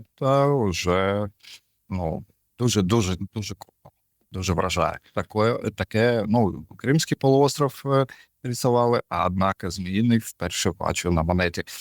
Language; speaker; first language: Ukrainian; non-native, local second language; Russian